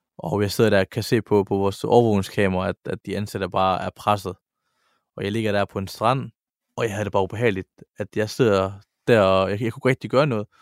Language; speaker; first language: Danish; early bilingual, other home language; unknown